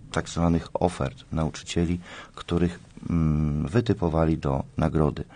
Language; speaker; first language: Polish; native; Polish